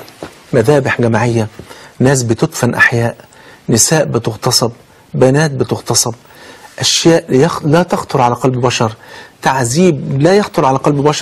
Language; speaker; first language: Arabic; native; Arabic